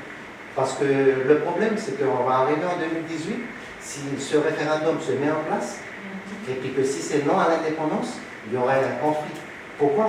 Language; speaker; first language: French; native; French